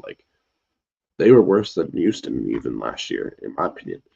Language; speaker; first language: English; native; English